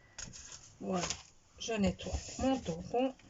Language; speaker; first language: French; native; French